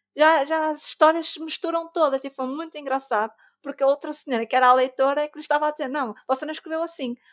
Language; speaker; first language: Portuguese; native; Portuguese